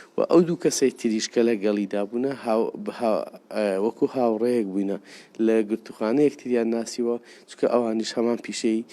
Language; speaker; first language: Central Kurdish; native; Central Kurdish